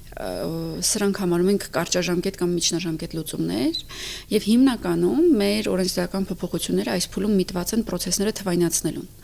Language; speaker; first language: Armenian; native; Armenian